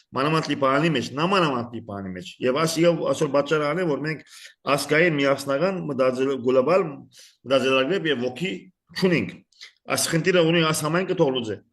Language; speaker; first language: Armenian; early bilingual, heritage; Armenian